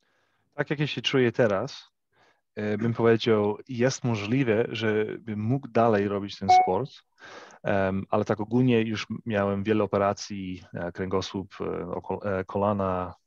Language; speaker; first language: Polish; early bilingual, heritage; English